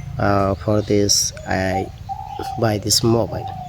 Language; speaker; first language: English; non-native, learner; Bangla